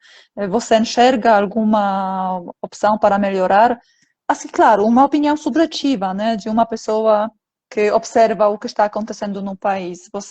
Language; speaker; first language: Portuguese; non-native, fluent; Polish